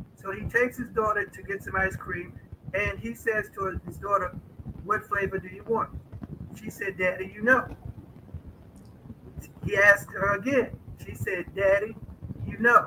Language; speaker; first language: English; native; English